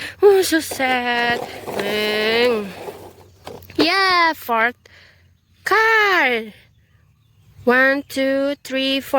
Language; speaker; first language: English; non-native, learner; Indonesian